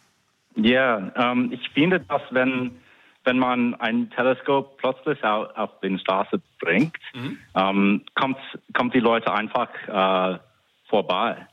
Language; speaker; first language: German; non-native, fluent; English